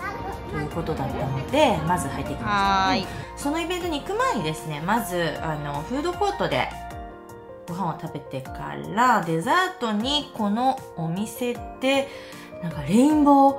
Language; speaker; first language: Japanese; native; Japanese